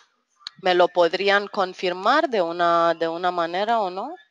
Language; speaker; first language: Spanish; non-native, fluent; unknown